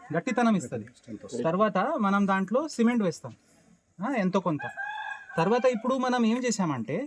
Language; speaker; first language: Telugu; non-native, local second language; Marathi